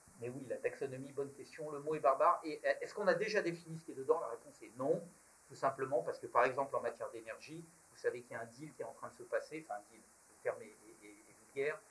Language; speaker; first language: French; native; French